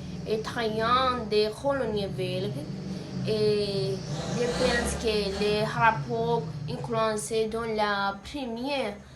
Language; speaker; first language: French; non-native, learner; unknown